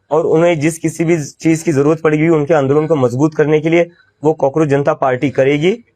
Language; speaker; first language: Hindi; non-native, local second language; Marathi